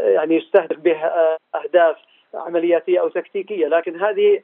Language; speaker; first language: Arabic; native; Arabic